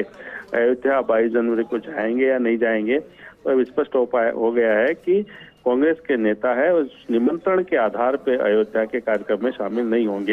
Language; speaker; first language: Hindi; native; Hindi